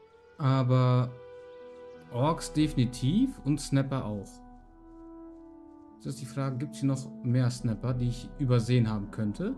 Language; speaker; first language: German; native; German